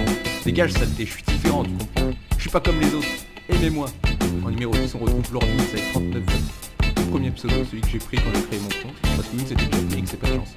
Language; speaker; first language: French; native; French